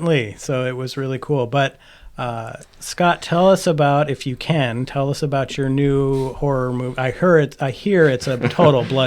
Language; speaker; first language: English; native; English